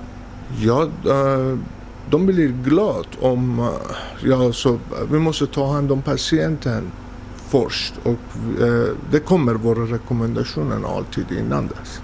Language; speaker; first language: Swedish; non-native, learner; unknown